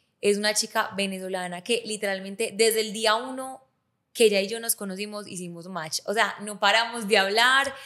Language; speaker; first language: Spanish; native; Spanish